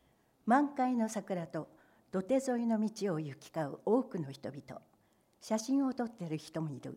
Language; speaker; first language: Japanese; native; Japanese